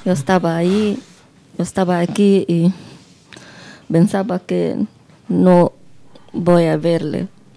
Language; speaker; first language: Spanish; non-native, fluent; Arabic